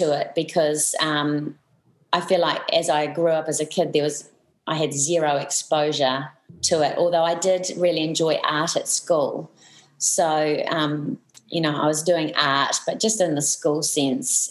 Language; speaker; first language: English; native; English